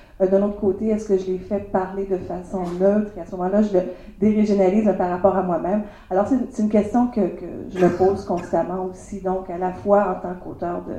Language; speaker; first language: French; native; French